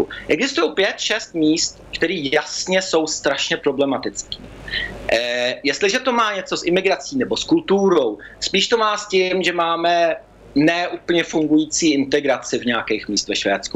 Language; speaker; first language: Czech; early bilingual, heritage; Czech